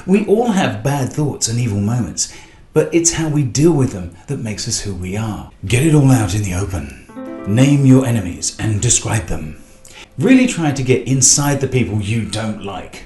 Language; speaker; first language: English; native; English